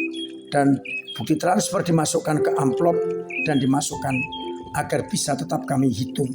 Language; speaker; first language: Indonesian; non-native, local second language; Javanese